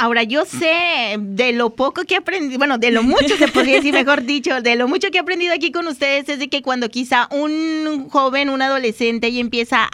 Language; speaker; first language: Spanish; native; Spanish